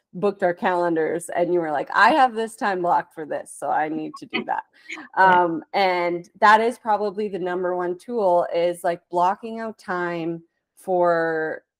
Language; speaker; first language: English; native; English